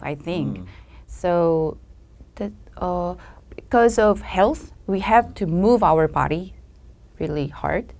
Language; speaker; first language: English; non-native, learner; Korean